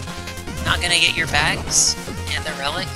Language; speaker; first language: English; native; English